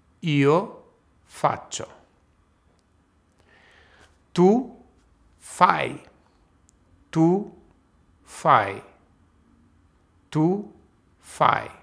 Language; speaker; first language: Italian; non-native, fluent; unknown